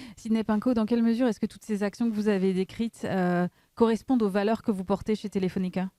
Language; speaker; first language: French; native; French